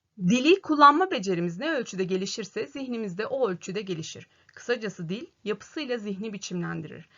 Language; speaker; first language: Turkish; native; Turkish